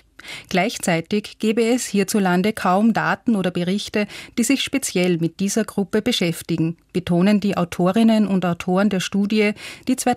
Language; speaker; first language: German; native; German